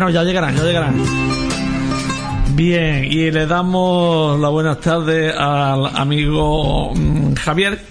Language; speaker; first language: Spanish; native; Spanish